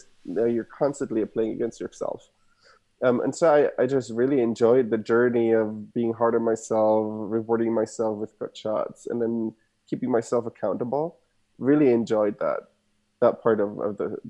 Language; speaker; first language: English; non-native, fluent; German